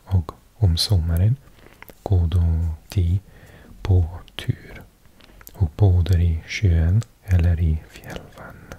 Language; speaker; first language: Norwegian; non-native, learner; English